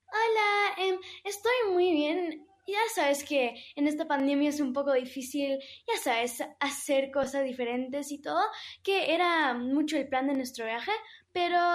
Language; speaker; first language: Spanish; early bilingual, heritage; English